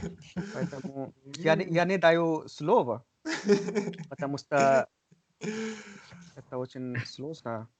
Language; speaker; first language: Russian; non-native, learner; Hindi